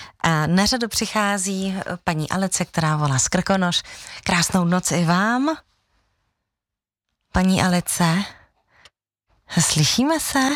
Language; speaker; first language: Czech; native; Czech